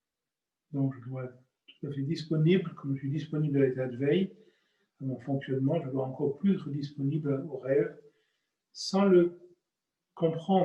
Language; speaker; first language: French; native; French